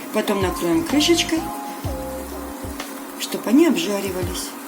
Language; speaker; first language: Russian; non-native, local second language; Ukrainian